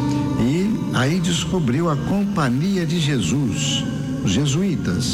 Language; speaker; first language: Portuguese; native; Portuguese